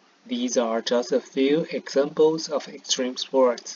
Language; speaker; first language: English; non-native, fluent; Chinese